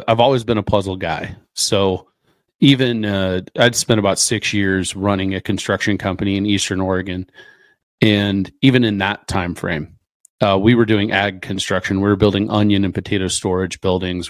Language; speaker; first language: English; native; English